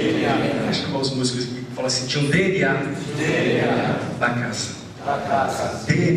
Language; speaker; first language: Portuguese; native; Portuguese